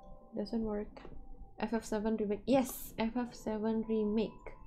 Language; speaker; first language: English; non-native, fluent; Indonesian